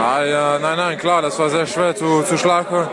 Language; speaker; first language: German; non-native, fluent; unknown